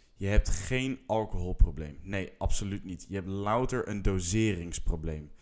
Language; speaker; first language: English; non-native, fluent; Dutch